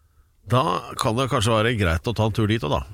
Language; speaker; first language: Norwegian; native; Norwegian